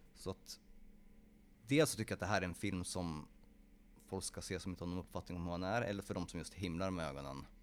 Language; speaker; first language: Swedish; early bilingual, other home language; Polish